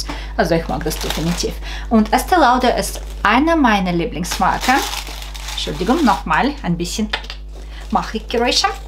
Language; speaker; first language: German; non-native, fluent; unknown